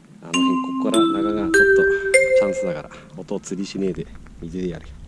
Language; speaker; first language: Japanese; native; Japanese